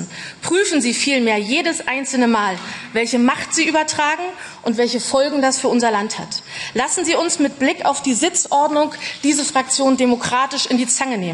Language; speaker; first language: German; native; German